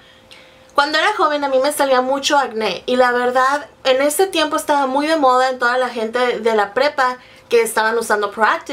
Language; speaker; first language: Spanish; native; Spanish